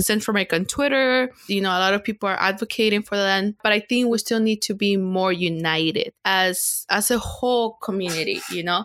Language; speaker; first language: English; non-native, fluent; Spanish